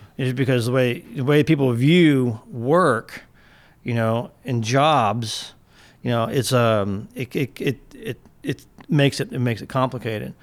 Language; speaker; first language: English; native; English